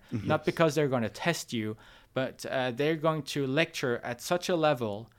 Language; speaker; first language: English; non-native, fluent; Norwegian